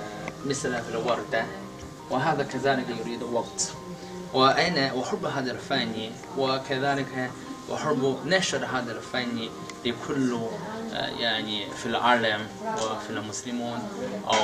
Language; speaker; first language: Arabic; non-native, learner; Chinese